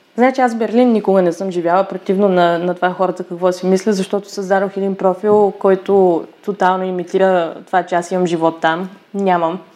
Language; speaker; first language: Bulgarian; native; Bulgarian